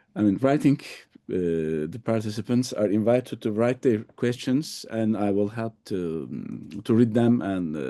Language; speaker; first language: English; non-native, fluent; Turkish